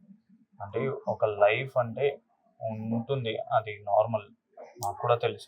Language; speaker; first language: Telugu; non-native, local second language; Kannada